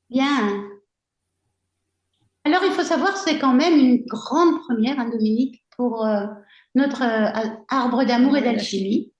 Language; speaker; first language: French; native; French